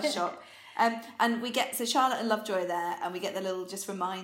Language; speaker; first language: English; native; English